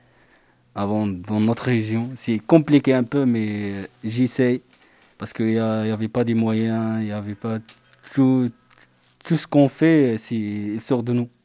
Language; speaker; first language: French; non-native, learner; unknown